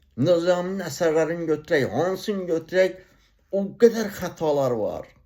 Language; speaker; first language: Azerbaijani; non-native, local second language; Talysh